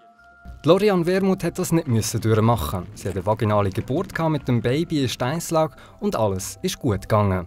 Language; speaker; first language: German; native; German